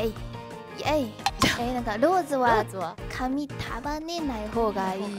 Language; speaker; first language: Japanese; non-native, fluent; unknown